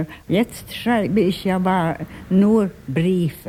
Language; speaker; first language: German; non-native, fluent; Swedish